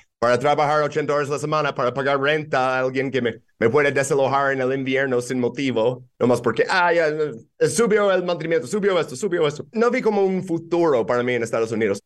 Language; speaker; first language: Spanish; non-native, fluent; English